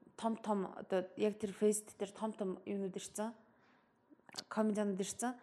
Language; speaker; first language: Mongolian; early bilingual, heritage; Mongolian